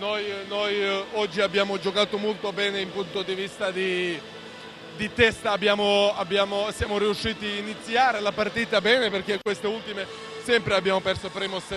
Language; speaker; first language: Italian; non-native, fluent; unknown